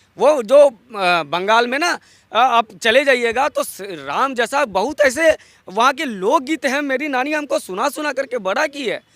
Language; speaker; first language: Hindi; non-native, local second language; Bangla